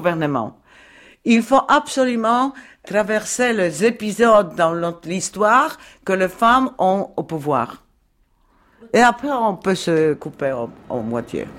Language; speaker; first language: French; non-native, learner; Polish